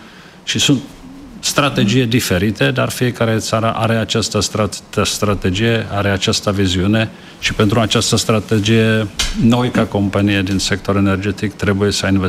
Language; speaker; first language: Romanian; non-native, learner; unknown